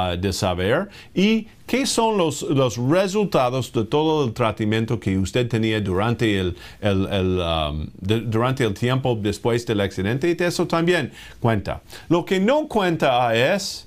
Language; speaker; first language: Spanish; non-native, fluent; English